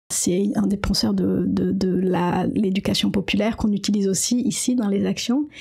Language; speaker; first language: French; non-native, fluent; Portuguese